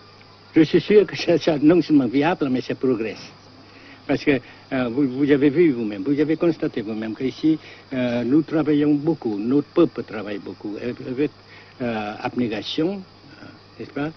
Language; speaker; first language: French; non-native, local second language; Vietnamese